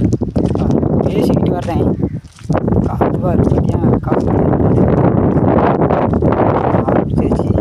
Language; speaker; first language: Tamil; native; Tamil